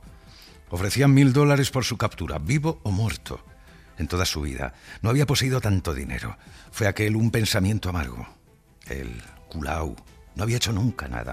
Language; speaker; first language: Spanish; native; Spanish